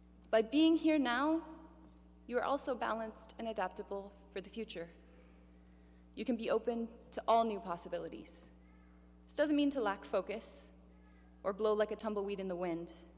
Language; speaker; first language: English; native; English